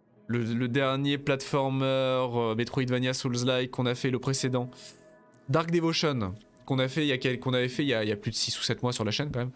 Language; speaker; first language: French; native; French